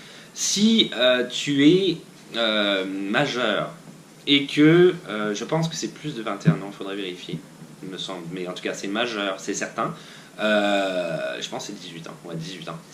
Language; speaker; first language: French; native; French